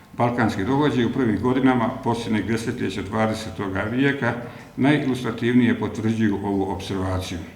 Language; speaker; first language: Bosnian; native; Bosnian